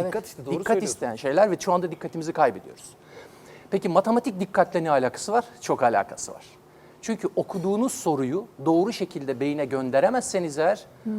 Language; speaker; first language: Turkish; native; Turkish